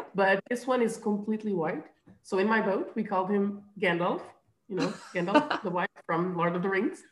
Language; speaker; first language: English; non-native, fluent; Portuguese